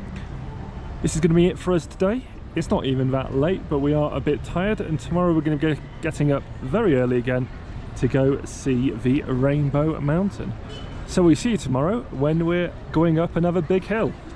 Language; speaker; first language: English; native; English